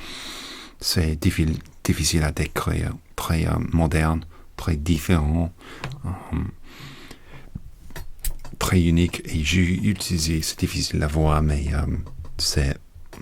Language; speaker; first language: French; non-native, learner; English